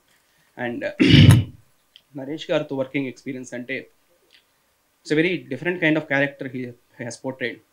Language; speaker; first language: Telugu; native; Telugu